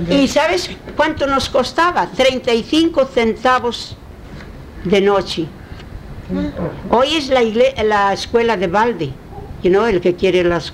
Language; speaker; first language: Spanish; early bilingual, heritage; Spanish